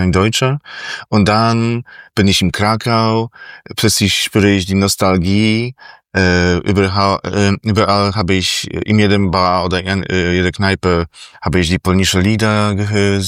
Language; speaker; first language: German; non-native, fluent; Polish